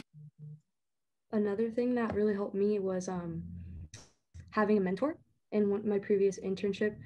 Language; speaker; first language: English; native; English